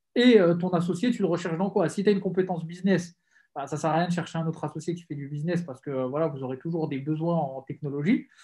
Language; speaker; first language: French; native; French